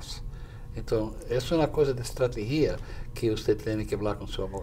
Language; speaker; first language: Portuguese; non-native, fluent; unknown